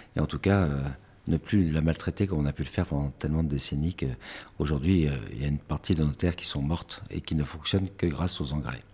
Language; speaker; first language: French; native; French